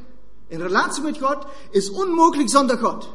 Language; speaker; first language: Dutch; non-native, fluent; German